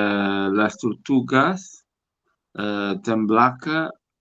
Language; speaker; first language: Spanish; non-native, learner; Portuguese